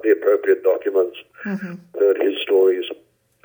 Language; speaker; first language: English; native; English